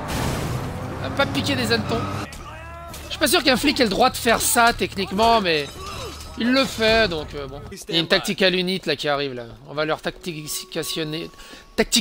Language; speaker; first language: French; native; French